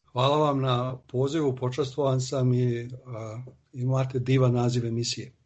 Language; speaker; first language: Serbian; native; Serbian